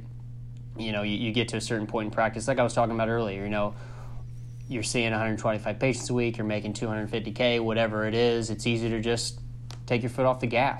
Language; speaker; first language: English; native; English